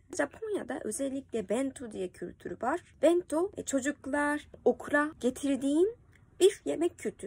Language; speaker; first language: Turkish; non-native, learner; Japanese